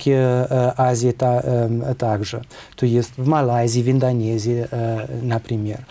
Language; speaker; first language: Russian; non-native, fluent; German